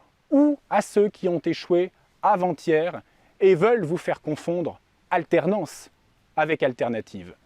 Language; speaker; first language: French; native; French